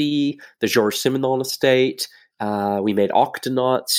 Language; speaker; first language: English; native; English